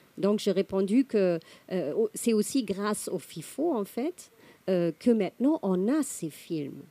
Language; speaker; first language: French; non-native, fluent; German